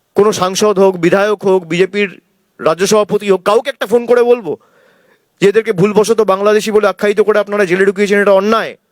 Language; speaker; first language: Bangla; native; Bangla